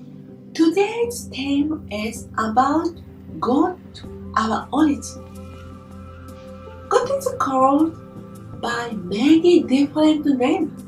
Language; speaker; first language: English; non-native, learner; Japanese